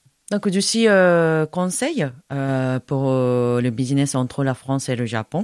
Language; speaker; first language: French; non-native, fluent; Japanese